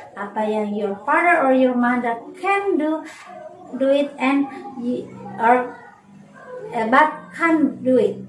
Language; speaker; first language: English; non-native, learner; Indonesian